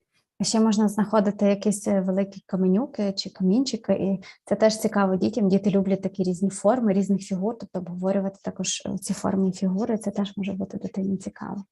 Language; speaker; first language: Ukrainian; native; Ukrainian